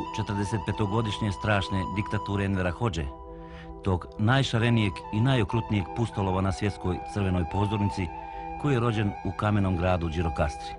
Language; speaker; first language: Bosnian; native; Bosnian